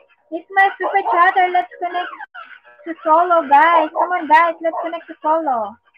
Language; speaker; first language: English; non-native, local second language; Filipino